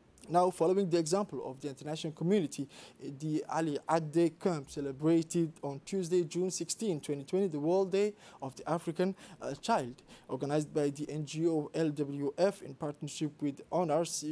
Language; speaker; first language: English; non-native, fluent; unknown